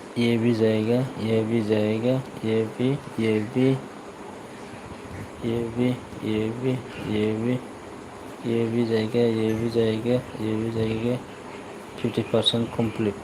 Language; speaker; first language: Hindi; non-native, local second language; Bodo